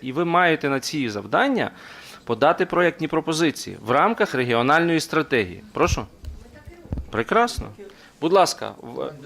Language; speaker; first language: Ukrainian; native; Ukrainian